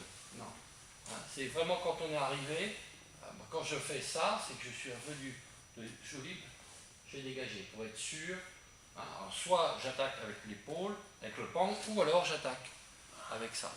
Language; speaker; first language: French; native; French